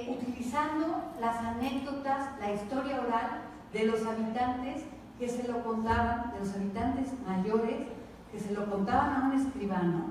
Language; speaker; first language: Spanish; native; Spanish